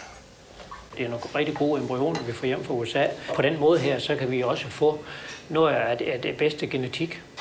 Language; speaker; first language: Danish; native; Danish